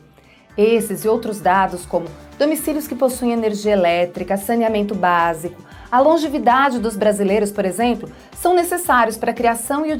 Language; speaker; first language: Portuguese; native; Portuguese